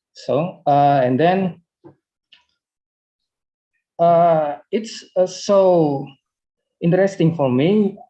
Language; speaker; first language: English; non-native, learner; Indonesian